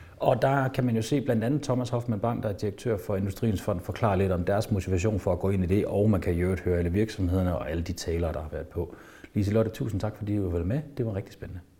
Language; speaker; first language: Danish; native; Danish